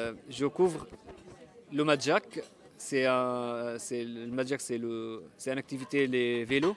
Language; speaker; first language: French; non-native, fluent; Arabic